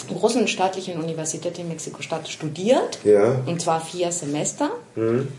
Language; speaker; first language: German; non-native, fluent; Spanish